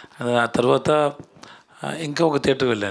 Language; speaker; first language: Telugu; non-native, learner; Tamil